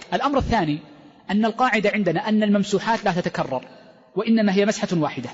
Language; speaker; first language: Arabic; native; Arabic